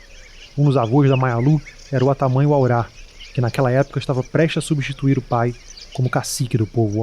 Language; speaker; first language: Portuguese; native; Portuguese